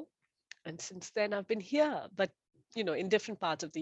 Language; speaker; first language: English; non-native, local second language; Bangla